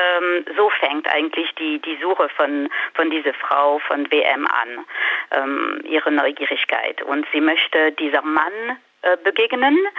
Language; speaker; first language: German; non-native, fluent; French